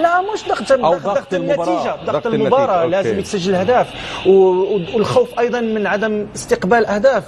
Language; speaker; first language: Arabic; native; Arabic